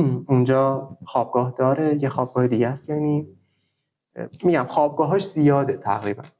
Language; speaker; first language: Persian; native; Persian